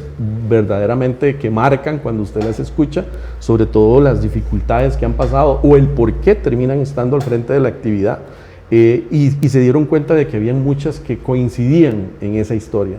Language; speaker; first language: Spanish; native; Spanish